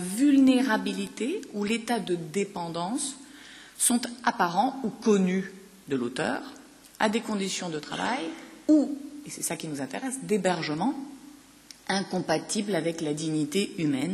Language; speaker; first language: French; native; French